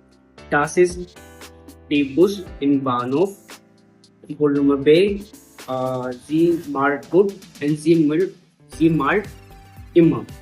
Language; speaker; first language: German; non-native, learner; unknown